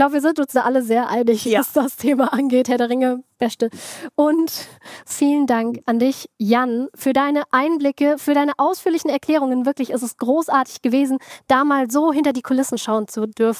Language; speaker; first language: German; native; German